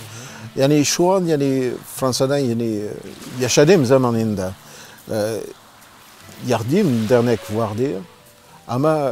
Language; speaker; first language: Turkish; non-native, learner; French